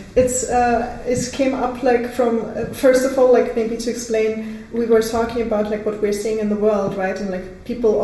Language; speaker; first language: English; non-native, fluent; Russian